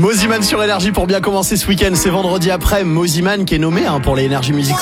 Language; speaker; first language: French; native; French